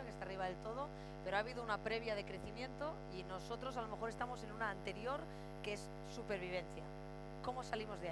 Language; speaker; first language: Spanish; native; Spanish